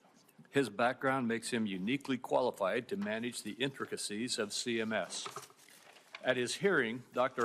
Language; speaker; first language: English; native; English